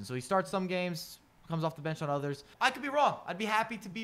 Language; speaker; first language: English; native; English